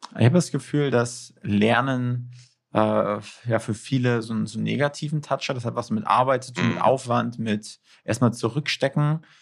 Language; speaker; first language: German; native; German